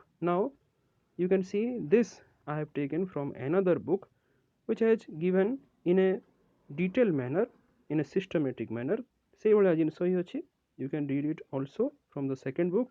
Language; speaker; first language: English; non-native, local second language; Odia